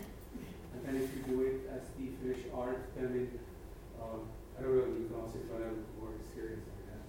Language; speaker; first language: English; non-native, fluent; Czech